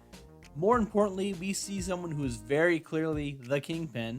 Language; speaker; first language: English; native; English